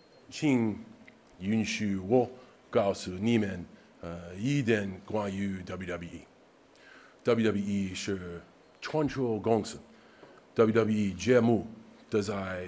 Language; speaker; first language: Chinese; non-native, learner; English